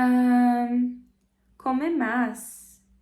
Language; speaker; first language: Spanish; non-native, fluent; Portuguese